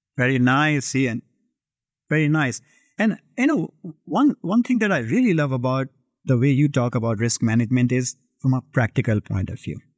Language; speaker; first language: English; non-native, local second language; Hindi